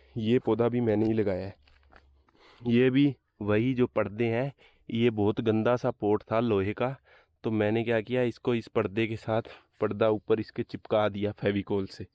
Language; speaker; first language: Hindi; native; Hindi